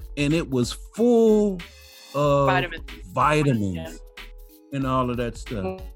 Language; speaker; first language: English; native; English